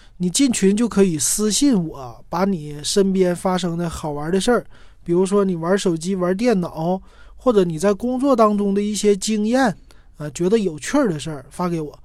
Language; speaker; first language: Chinese; native; Chinese